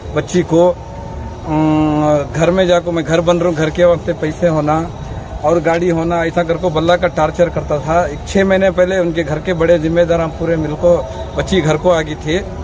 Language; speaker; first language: Hindi; non-native, local second language; Urdu